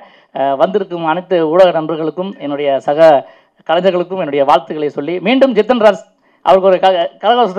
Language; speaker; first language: Tamil; native; Tamil